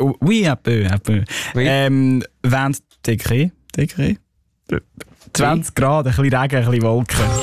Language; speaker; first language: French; non-native, learner; German